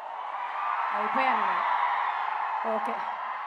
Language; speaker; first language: Telugu; native; Telugu